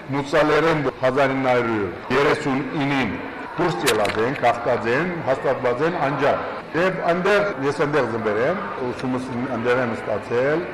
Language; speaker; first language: Armenian; early bilingual, heritage; Armenian